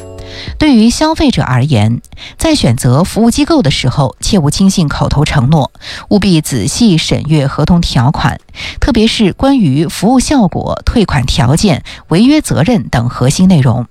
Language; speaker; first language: Chinese; native; Chinese